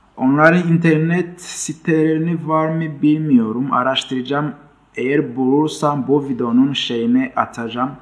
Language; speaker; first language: Turkish; non-native, fluent; Kinyarwanda